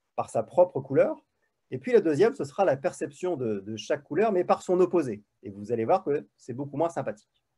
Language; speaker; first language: French; native; French